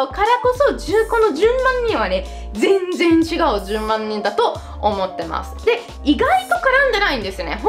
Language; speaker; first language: Japanese; non-native, fluent; Italian